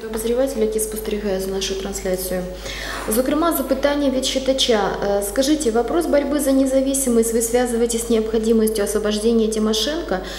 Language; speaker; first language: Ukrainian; native; Ukrainian